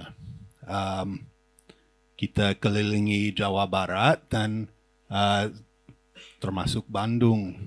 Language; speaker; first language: Indonesian; non-native, fluent; English